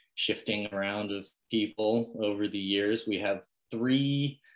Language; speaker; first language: English; native; English